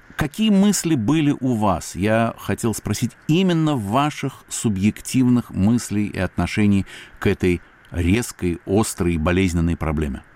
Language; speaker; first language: Russian; native; Russian